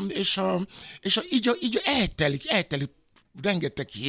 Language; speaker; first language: Hungarian; non-native, learner; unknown